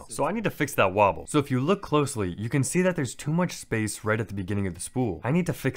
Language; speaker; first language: English; native; English